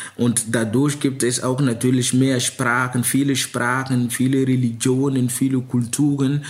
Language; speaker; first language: German; non-native, fluent; Mossi